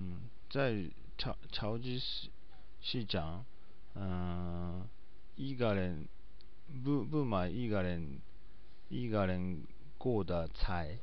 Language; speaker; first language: Chinese; non-native, learner; Japanese